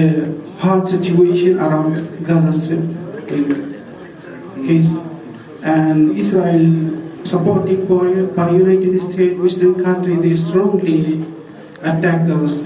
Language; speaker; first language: English; non-native, fluent; Arabic